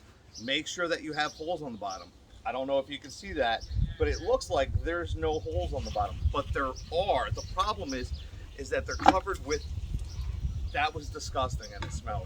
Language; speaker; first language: English; native; English